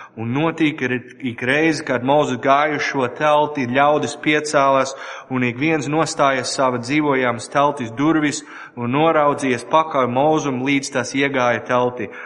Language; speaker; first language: Latvian; non-native, learner; English